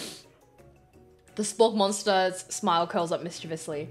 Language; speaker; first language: English; native; English